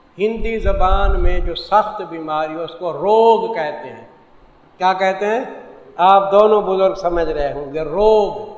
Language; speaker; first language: Urdu; non-native, local second language; Saraiki